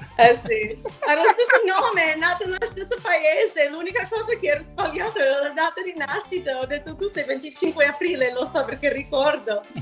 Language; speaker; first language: Italian; non-native, fluent; English